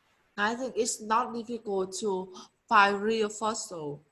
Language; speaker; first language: English; non-native, learner; Vietnamese